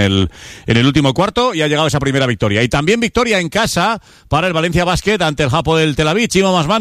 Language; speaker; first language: Spanish; native; Spanish